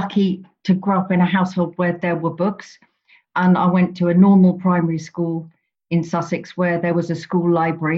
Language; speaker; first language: English; native; English